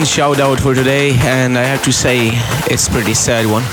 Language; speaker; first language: English; non-native, fluent; Slovak